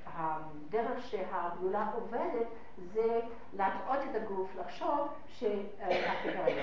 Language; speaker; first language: Hebrew; non-native, fluent; English